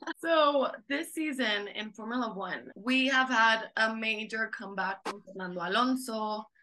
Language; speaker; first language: English; non-native, fluent; Spanish